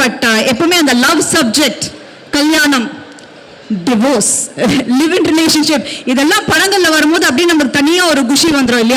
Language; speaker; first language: Tamil; native; Tamil